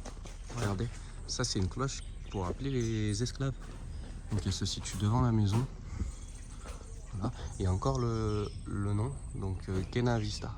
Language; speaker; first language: French; native; French